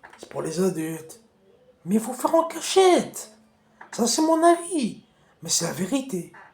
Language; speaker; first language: French; non-native, local second language; Kabyle